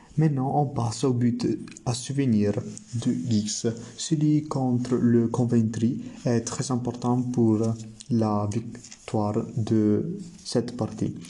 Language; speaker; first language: French; non-native, learner; Italian